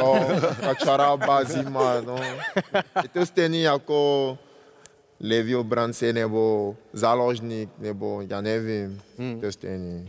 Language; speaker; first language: Czech; non-native, learner; French